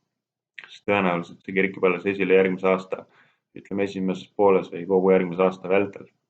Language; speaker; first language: Estonian; native; Estonian